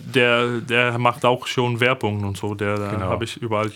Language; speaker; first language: German; non-native, fluent; Danish